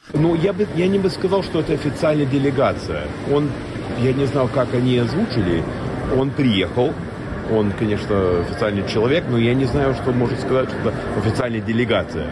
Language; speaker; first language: Russian; non-native, fluent; English